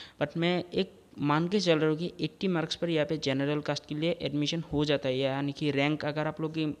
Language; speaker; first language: Hindi; non-native, local second language; Assamese